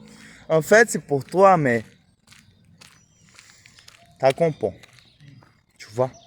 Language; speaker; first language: French; non-native, learner; Portuguese